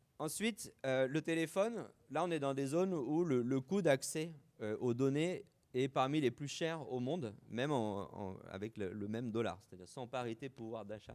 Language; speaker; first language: French; native; French